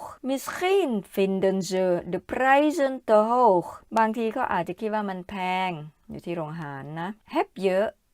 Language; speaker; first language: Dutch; non-native, learner; Thai